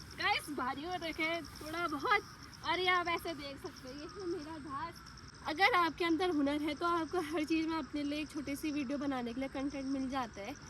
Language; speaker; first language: Hindi; native; Hindi